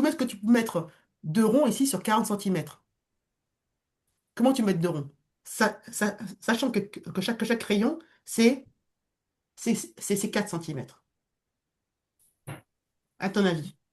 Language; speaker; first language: French; native; French